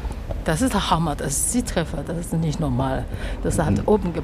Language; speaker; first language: German; non-native, learner; Chinese